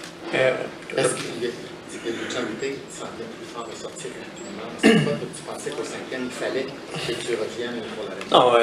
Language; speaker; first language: French; native; French